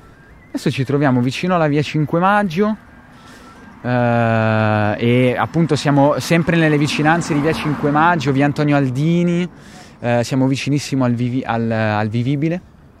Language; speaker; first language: Italian; native; Italian